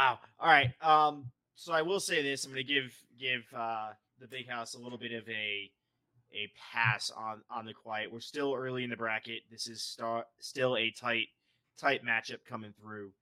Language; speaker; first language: English; native; English